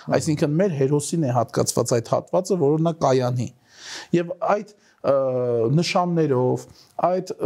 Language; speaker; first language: Armenian; native; Armenian